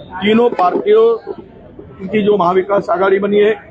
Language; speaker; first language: Hindi; non-native, local second language; Marathi